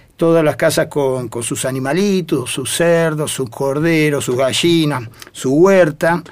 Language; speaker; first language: Spanish; native; Spanish